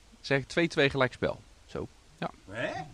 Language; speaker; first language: Dutch; native; Dutch